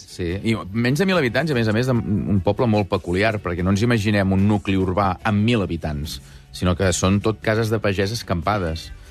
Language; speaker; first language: Catalan; native; Catalan